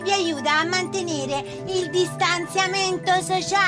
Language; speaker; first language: Italian; native; Italian